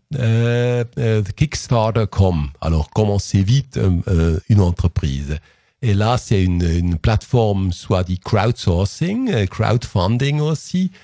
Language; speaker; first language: French; non-native, local second language; Swiss German